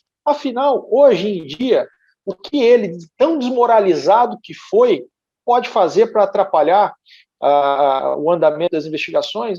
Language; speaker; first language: Portuguese; native; Portuguese